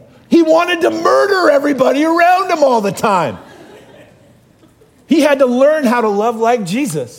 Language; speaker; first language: English; native; English